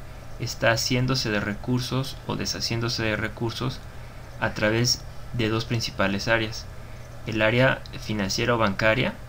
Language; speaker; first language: Spanish; native; Spanish